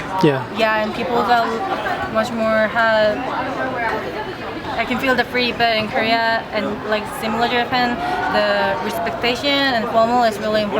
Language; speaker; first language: English; non-native, learner; Korean